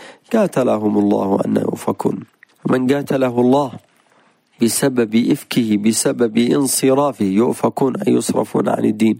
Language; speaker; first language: Arabic; native; Arabic